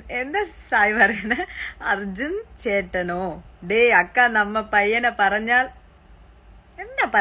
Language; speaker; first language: Malayalam; early bilingual, heritage; Malayalam